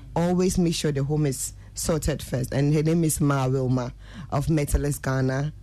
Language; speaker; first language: English; non-native, local second language; Akan